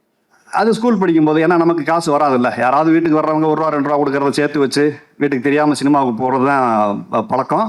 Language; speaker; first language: Tamil; native; Tamil